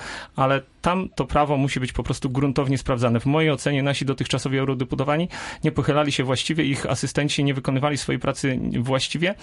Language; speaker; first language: Polish; native; Polish